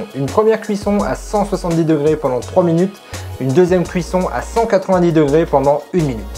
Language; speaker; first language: French; native; French